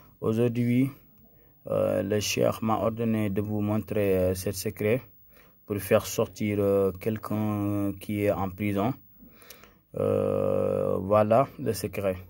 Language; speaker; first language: French; non-native, local second language; Wolof